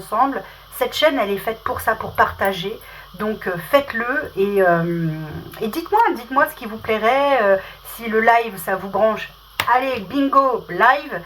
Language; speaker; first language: French; native; French